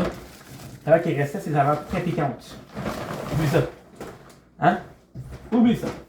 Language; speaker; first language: French; native; French